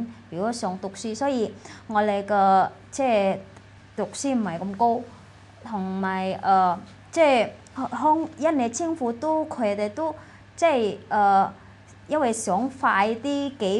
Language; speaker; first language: Cantonese; non-native, fluent; Indonesian